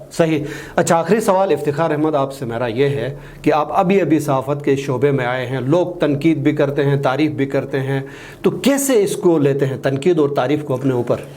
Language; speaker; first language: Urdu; non-native, local second language; Shina